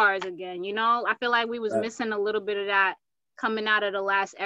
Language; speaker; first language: English; native; English